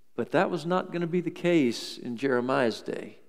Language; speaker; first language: English; native; English